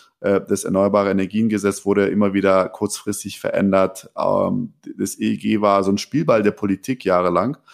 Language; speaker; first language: German; early bilingual, other home language; Persian